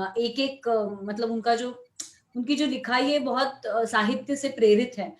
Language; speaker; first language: Hindi; non-native, local second language; Marathi